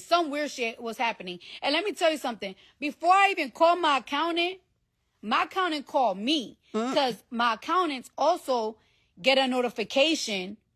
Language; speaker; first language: English; native; English